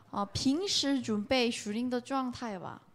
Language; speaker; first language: Chinese; non-native, learner; Korean